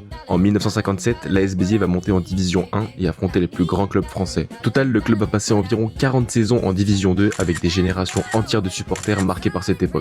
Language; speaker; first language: French; native; French